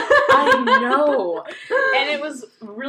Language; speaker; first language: English; native; English